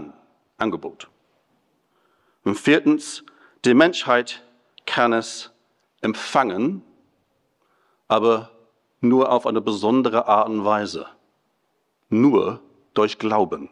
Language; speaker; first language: German; non-native, fluent; English